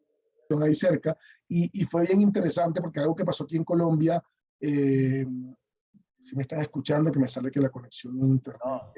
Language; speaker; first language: Spanish; native; Spanish